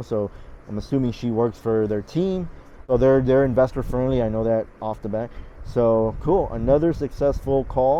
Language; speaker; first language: English; native; English